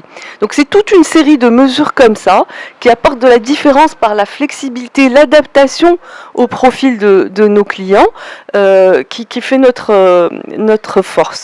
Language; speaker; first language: French; non-native, local second language; Arabic